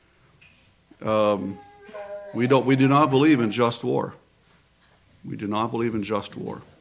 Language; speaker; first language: English; native; English